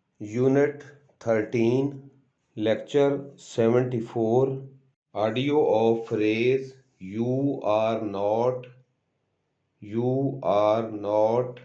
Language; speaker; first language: English; non-native, local second language; Urdu